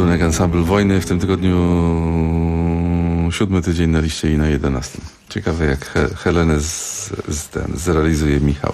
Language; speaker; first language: Polish; native; Polish